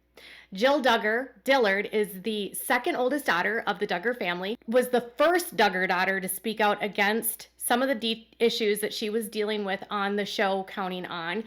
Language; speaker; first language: English; native; English